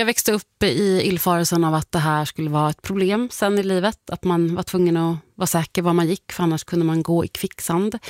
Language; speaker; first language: Swedish; native; Swedish